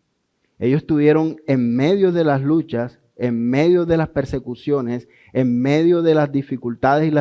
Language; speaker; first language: Spanish; native; Spanish